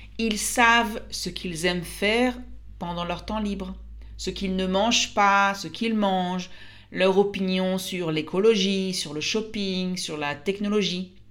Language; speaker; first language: French; native; French